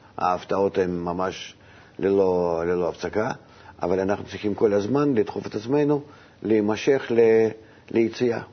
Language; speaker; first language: Hebrew; non-native, fluent; Russian